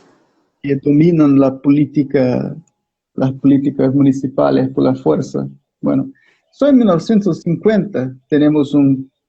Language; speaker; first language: Spanish; non-native, fluent; Portuguese